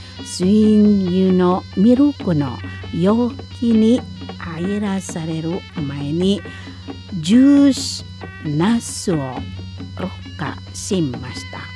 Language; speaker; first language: Japanese; non-native, learner; Indonesian